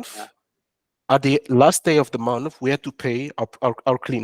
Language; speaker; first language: English; non-native, fluent; French